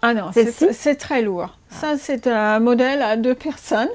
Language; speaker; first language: French; non-native, fluent; English